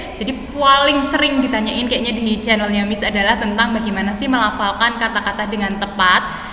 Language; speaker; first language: Indonesian; native; Indonesian